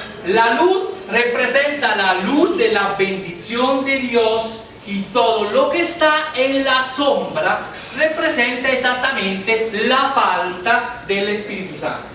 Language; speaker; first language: Spanish; non-native, fluent; Italian